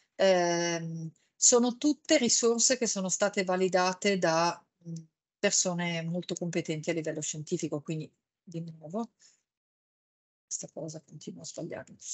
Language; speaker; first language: Italian; native; Italian